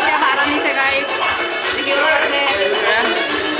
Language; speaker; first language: Hindi; non-native, local second language; Assamese